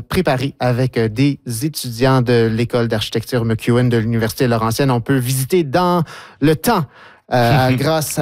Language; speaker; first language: French; native; French